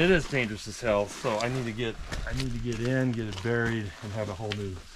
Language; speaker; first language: English; native; English